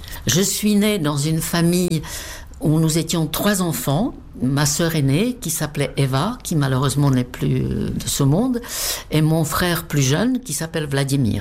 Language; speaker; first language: French; non-native, fluent; Czech